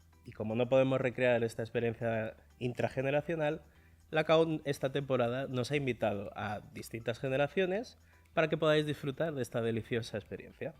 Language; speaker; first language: Spanish; early bilingual, other home language; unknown